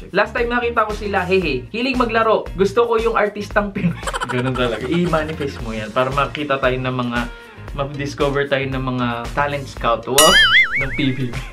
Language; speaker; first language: Filipino; native; Filipino